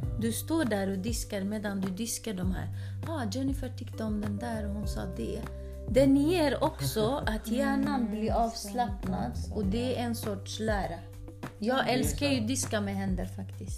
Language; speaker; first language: Swedish; early bilingual, other home language; Kurdish